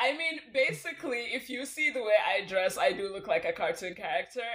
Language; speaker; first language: English; non-native, local second language; Hausa